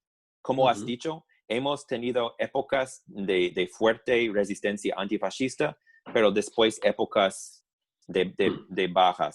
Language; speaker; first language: Spanish; non-native, fluent; English